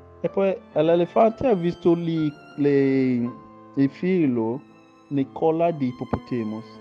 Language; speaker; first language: Italian; non-native, learner; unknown